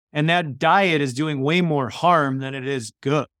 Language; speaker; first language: English; early bilingual, other home language; Polish